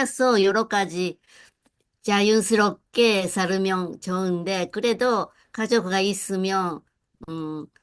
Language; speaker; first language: Korean; non-native, learner; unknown